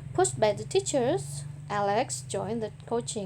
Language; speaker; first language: English; non-native, fluent; Indonesian